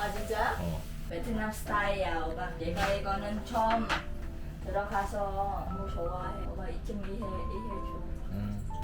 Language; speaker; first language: Korean; non-native, learner; Vietnamese